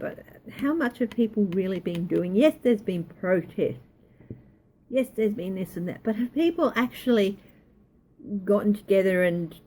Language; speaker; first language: English; native; English